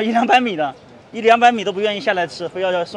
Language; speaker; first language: Chinese; native; Chinese